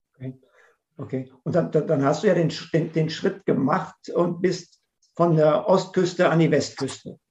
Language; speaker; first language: German; native; German